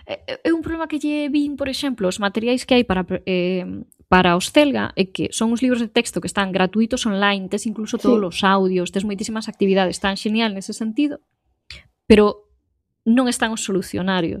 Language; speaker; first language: Galician; native; Galician